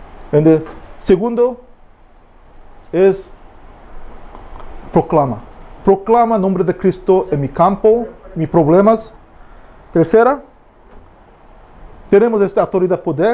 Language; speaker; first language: Spanish; non-native, learner; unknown